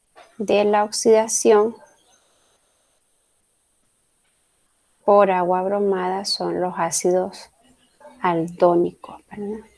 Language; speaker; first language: Spanish; native; Spanish